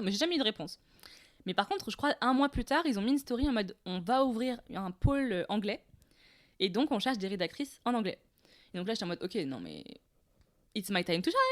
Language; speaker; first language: French; non-native, local second language; Arabic